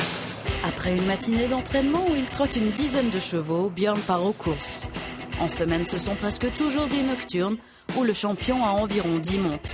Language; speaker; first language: French; native; French